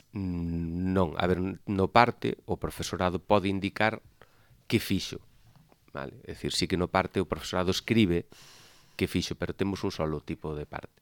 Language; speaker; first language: Galician; native; Galician